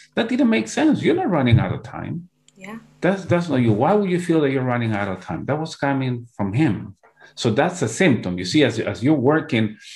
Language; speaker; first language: English; non-native, fluent; Spanish